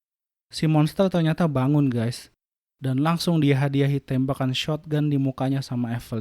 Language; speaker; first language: Indonesian; native; Indonesian